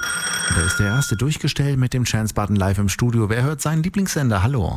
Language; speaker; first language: German; native; German